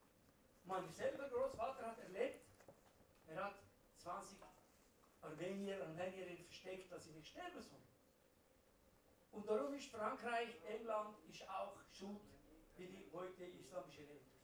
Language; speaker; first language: German; non-native, learner; Kurdish